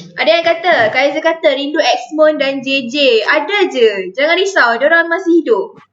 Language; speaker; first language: Malay; native; Malay